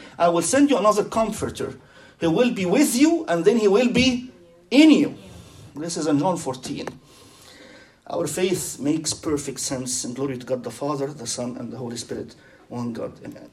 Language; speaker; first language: English; non-native, fluent; Arabic